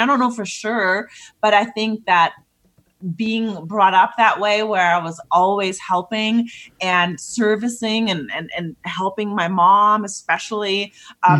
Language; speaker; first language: English; non-native, fluent; German